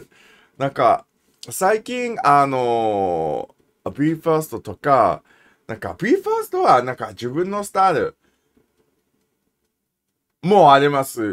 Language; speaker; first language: Japanese; non-native, learner; English